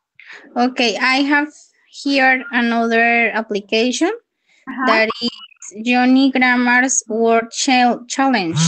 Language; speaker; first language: English; non-native, learner; Spanish